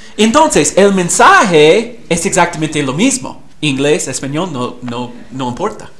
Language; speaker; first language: Spanish; non-native, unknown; English